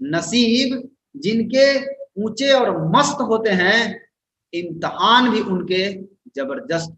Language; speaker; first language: Hindi; native; Hindi